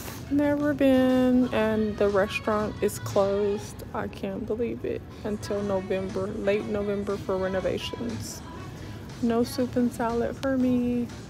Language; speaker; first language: English; native; English